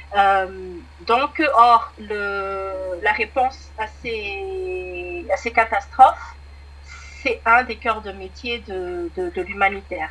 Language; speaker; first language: French; non-native, local second language; Malagasy